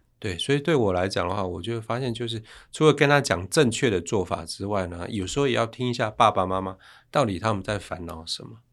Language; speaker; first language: Chinese; native; Chinese